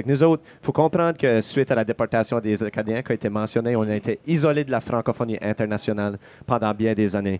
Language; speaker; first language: French; native; French